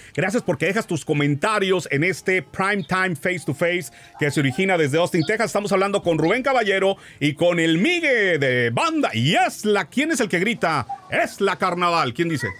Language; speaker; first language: Spanish; native; Spanish